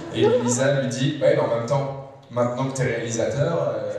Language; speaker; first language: French; native; French